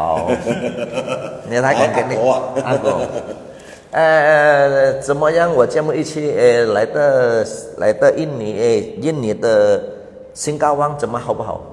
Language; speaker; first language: Chinese; non-native, learner; Hakka Chinese